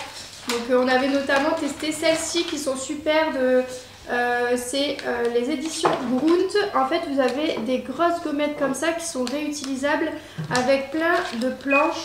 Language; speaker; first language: French; native; French